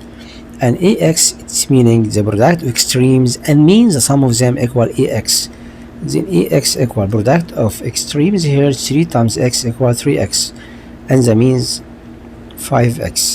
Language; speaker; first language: English; non-native, local second language; Arabic